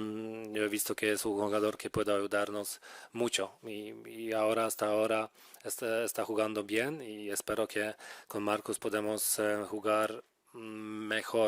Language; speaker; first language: Spanish; non-native, fluent; Polish